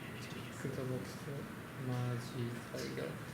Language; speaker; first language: Japanese; non-native, learner; French